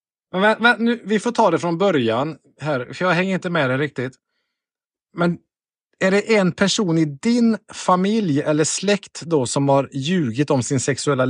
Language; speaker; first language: Swedish; native; Swedish